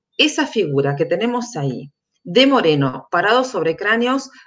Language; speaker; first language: Spanish; native; Spanish